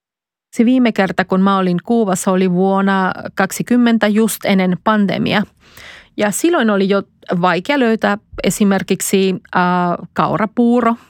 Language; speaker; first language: Finnish; non-native, fluent; Spanish